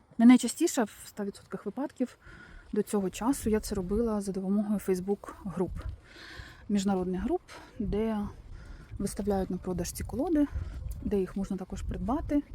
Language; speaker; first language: Ukrainian; native; Ukrainian